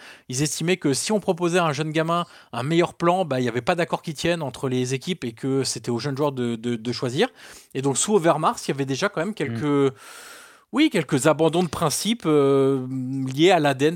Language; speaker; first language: French; native; French